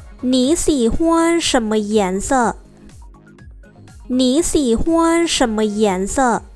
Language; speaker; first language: Chinese; non-native, fluent; Thai